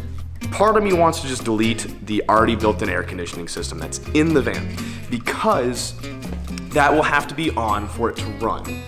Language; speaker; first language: English; native; English